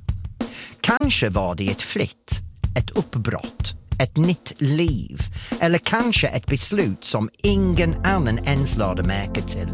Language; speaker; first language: Swedish; non-native, fluent; English